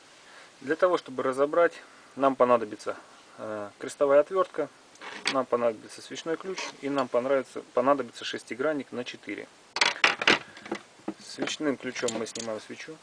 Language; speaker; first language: Russian; native; Russian